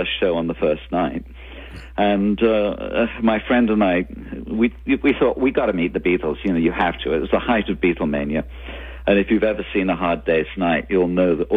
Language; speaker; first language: English; native; English